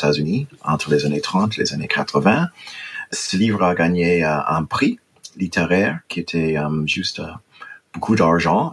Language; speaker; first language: French; non-native, fluent; English